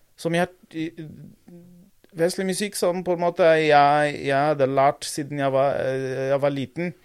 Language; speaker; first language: Norwegian; non-native, fluent; Portuguese